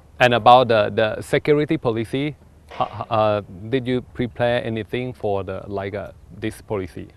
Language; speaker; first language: English; non-native, learner; Thai